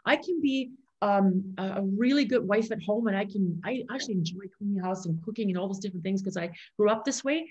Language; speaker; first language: English; non-native, fluent; German